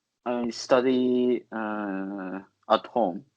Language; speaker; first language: English; non-native, learner; Japanese